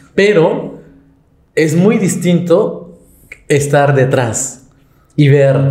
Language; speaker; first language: Spanish; native; Spanish